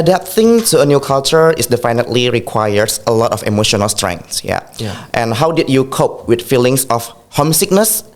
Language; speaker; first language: English; non-native, fluent; Indonesian